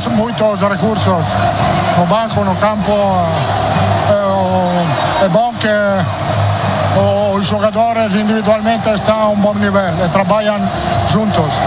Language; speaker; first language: Portuguese; non-native, learner; Italian